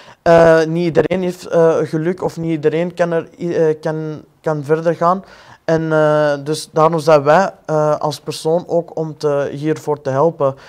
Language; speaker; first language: Dutch; non-native, fluent; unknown